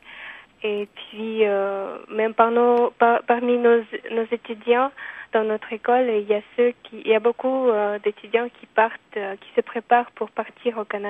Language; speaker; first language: French; non-native, fluent; Kyrgyz